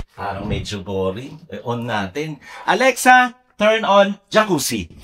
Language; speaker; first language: Filipino; non-native, local second language; Pampanga